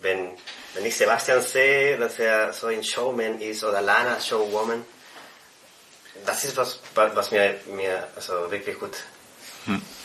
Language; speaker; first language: German; non-native, fluent; Spanish